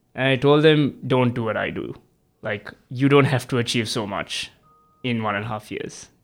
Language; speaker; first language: English; non-native, local second language; Tamil